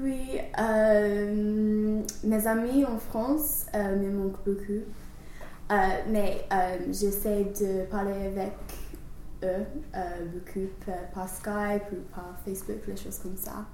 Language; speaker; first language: French; non-native, learner; English